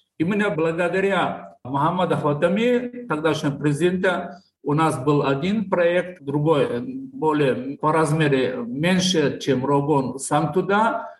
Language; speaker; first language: Russian; non-native, local second language; Tajik